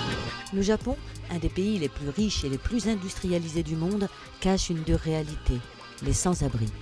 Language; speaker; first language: French; native; French